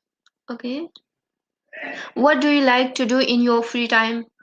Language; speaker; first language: English; non-native, learner; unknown